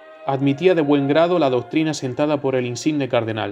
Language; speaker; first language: Spanish; native; Spanish